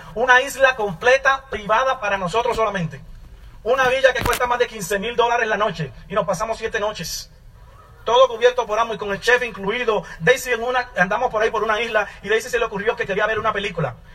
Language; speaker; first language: Spanish; native; Spanish